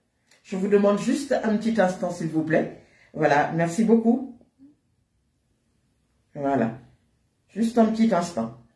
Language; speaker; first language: French; native; French